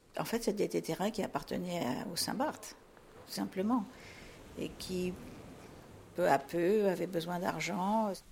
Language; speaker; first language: French; native; French